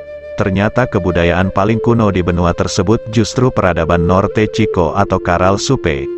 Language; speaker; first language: Indonesian; native; Indonesian